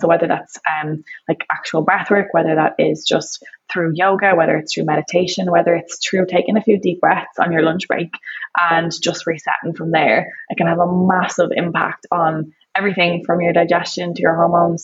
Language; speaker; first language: English; native; English